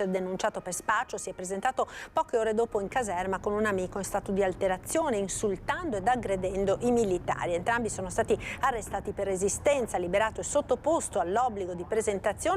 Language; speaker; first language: Italian; native; Italian